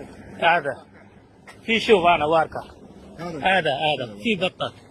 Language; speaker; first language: Arabic; non-native, learner; Bangla